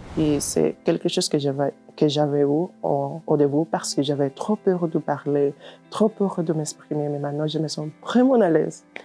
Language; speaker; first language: French; non-native, fluent; Spanish